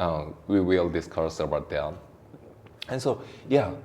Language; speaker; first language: English; non-native, learner; Korean